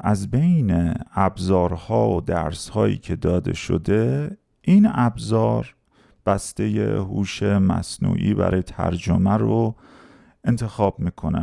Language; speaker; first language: Persian; native; Persian